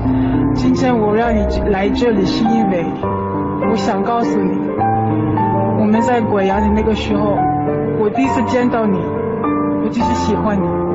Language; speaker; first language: Chinese; non-native, learner; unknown